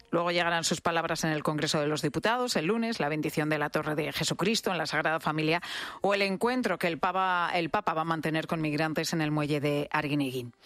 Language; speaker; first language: Spanish; native; Spanish